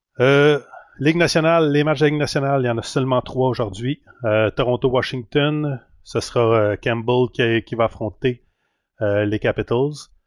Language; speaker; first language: French; native; French